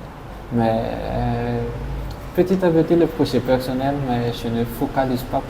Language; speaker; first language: French; non-native, local second language; Malagasy